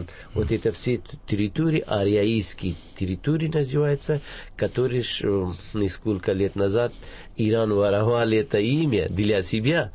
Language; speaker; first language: Russian; non-native, fluent; Persian